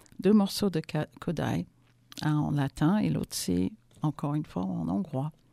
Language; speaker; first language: French; non-native, fluent; English